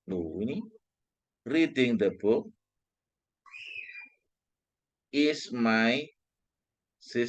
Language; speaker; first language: English; non-native, fluent; Indonesian